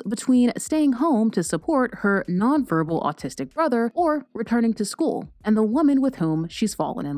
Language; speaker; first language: English; native; English